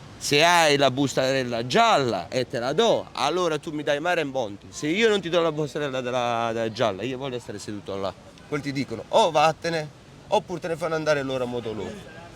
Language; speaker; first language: Italian; native; Italian